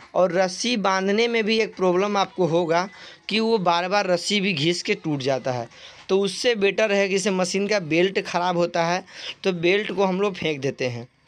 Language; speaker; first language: Hindi; native; Hindi